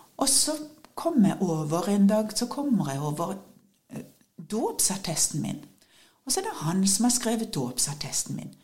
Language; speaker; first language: Norwegian; native; Norwegian